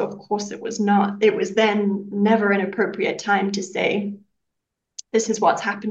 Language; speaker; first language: English; native; English